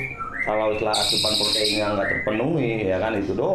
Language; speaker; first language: Indonesian; non-native, local second language; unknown